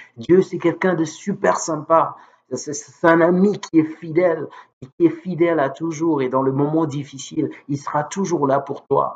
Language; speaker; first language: French; non-native, local second language; Lingala